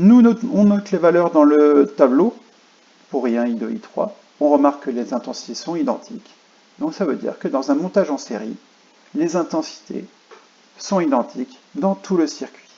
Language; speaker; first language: French; native; French